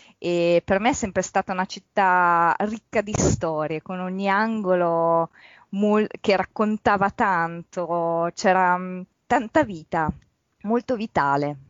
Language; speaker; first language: Italian; early bilingual, other home language; Polish